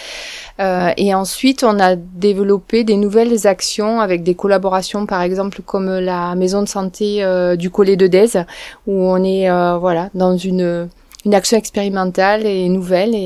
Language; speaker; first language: French; native; French